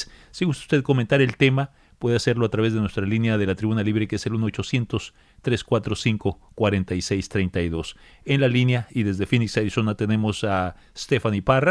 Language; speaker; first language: Spanish; native; Spanish